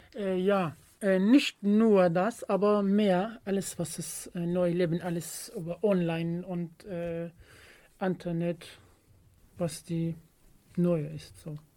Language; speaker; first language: German; non-native, learner; Kurdish